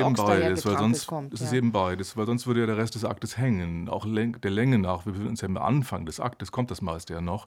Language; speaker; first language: German; native; German